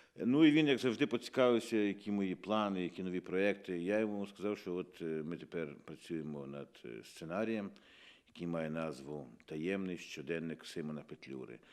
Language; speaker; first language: Ukrainian; native; Ukrainian